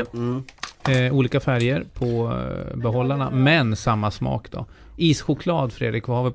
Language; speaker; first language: Swedish; native; Swedish